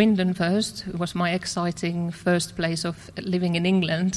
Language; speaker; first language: English; non-native, fluent; Finnish